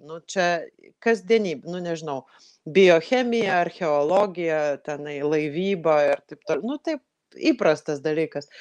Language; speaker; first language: Lithuanian; native; Lithuanian